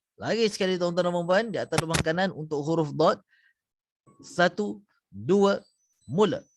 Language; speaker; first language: Malay; native; Malay